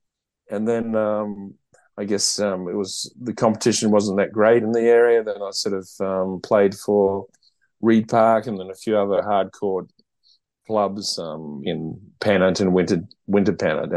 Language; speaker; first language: English; native; English